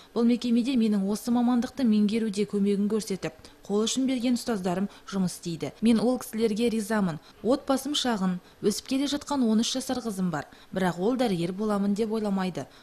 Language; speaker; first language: Kazakh; native; Kazakh